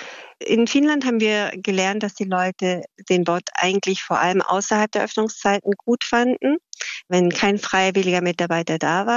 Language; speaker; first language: German; native; German